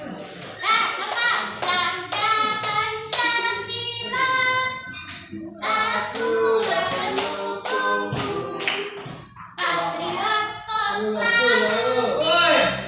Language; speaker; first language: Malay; non-native, local second language; Minangkabau